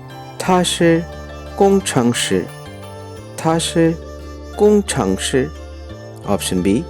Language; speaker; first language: Chinese; non-native, fluent; Urdu